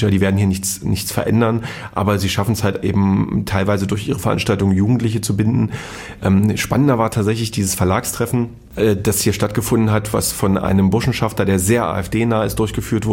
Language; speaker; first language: German; native; German